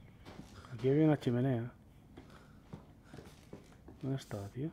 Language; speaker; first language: Spanish; native; Spanish